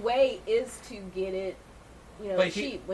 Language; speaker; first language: English; native; English